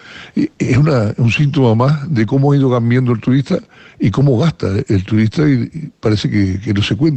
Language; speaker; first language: Spanish; native; Spanish